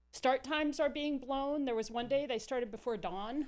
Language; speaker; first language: English; native; English